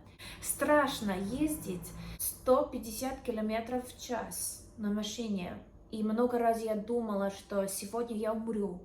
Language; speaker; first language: Russian; non-native, learner; English